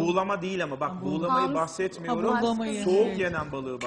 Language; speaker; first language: Turkish; native; Turkish